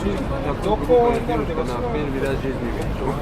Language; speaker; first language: Russian; non-native, local second language; Tajik